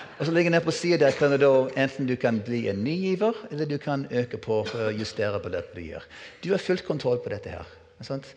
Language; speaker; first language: Norwegian; native; Norwegian